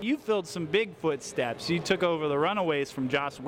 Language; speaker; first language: English; native; English